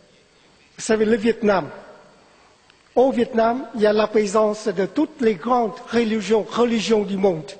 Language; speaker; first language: French; non-native, fluent; Vietnamese